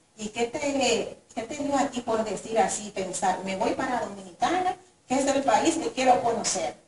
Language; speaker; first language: Spanish; native; Spanish